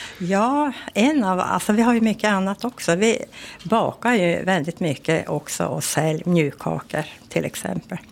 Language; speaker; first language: Swedish; native; Swedish